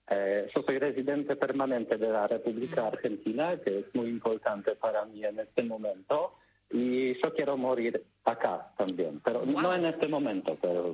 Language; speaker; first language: Spanish; non-native, learner; Polish